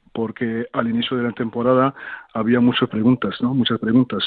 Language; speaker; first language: Spanish; non-native, fluent; French